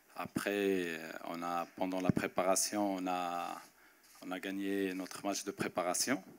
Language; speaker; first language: French; non-native, local second language; Arabic